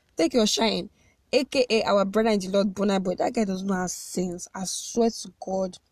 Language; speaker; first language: English; non-native, local second language; Yoruba